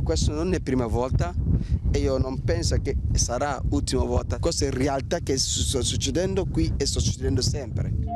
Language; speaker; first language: Italian; non-native, learner; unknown